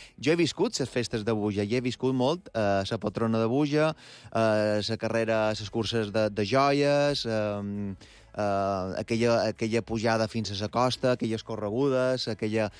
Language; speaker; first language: Catalan; native; Catalan